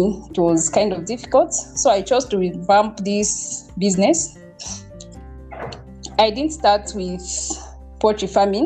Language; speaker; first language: English; non-native, local second language; Bemba